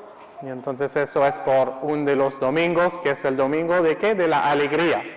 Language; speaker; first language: Spanish; non-native, fluent; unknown